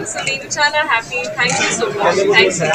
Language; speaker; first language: Telugu; non-native, learner; Hindi